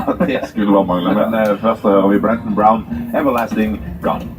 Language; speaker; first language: Norwegian; native; Norwegian